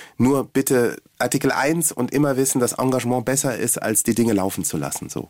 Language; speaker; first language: German; early bilingual, other home language; Swahili